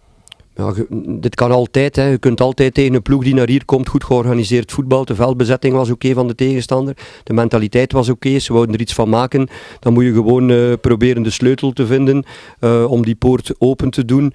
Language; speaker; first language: Dutch; native; Dutch